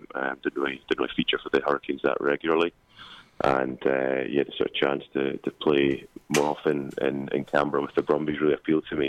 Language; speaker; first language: English; native; English